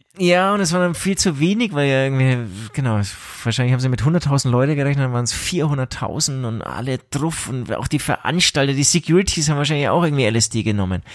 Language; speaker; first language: German; native; German